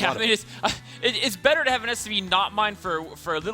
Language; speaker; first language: English; native; English